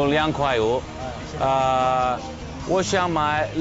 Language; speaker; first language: Chinese; non-native, fluent; English